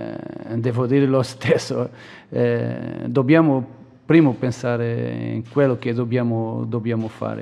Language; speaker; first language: Italian; non-native, fluent; Portuguese